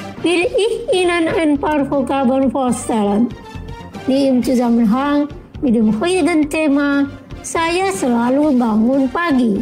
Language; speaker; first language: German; non-native, fluent; Indonesian